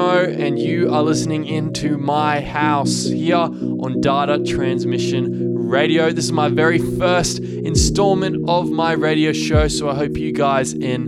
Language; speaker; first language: English; native; English